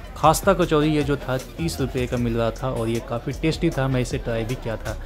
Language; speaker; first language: Hindi; native; Hindi